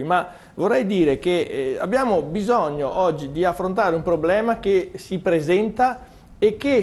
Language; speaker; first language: Italian; native; Italian